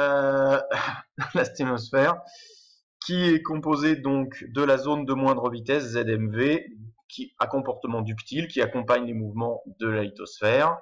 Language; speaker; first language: French; native; French